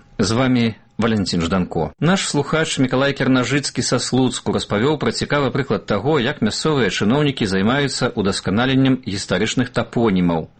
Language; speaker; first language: Belarusian; native; Belarusian